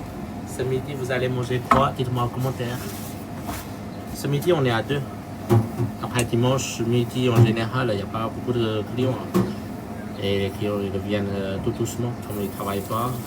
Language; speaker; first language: French; non-native, local second language; Chinese